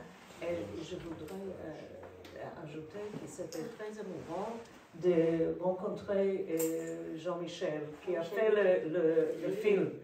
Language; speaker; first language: French; non-native, learner; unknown